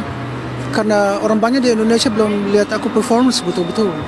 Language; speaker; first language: Indonesian; early bilingual, heritage; Dutch